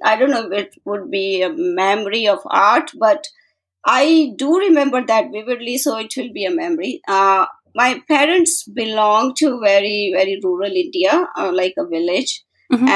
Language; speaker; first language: English; non-native, local second language; Hindi